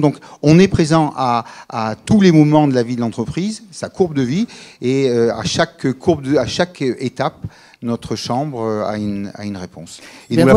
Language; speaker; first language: French; native; French